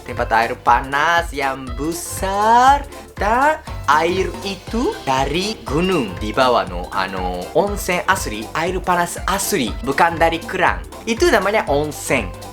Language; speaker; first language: Indonesian; non-native, learner; Japanese